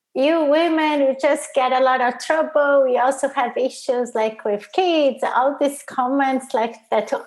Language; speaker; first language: English; non-native, fluent; Portuguese